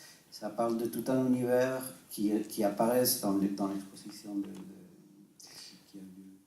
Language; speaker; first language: French; non-native, fluent; Spanish